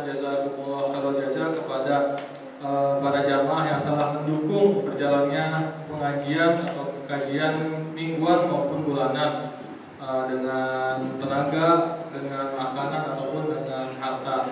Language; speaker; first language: Indonesian; native; Indonesian